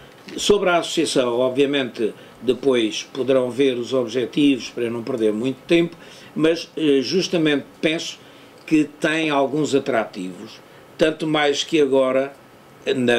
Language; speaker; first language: Portuguese; native; Portuguese